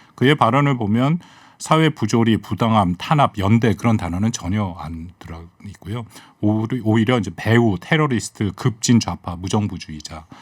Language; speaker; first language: Korean; native; Korean